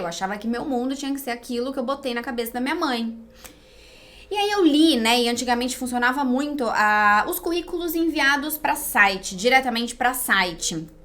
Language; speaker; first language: Portuguese; native; Portuguese